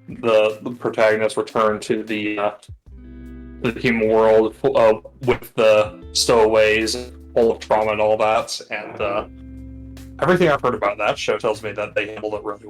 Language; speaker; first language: English; native; English